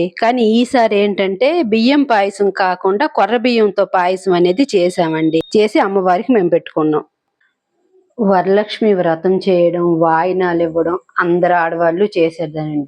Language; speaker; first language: Telugu; native; Telugu